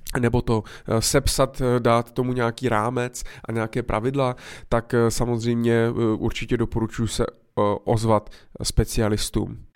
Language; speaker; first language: Czech; native; Czech